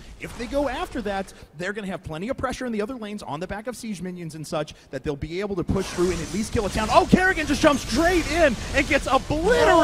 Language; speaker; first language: English; native; English